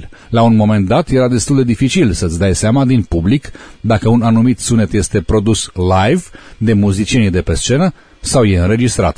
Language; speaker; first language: Romanian; native; Romanian